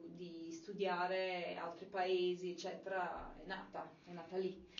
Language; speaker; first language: Italian; non-native, fluent; English